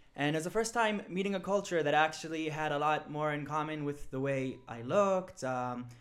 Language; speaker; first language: English; early bilingual, other home language; Hebrew